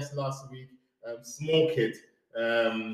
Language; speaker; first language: English; native; English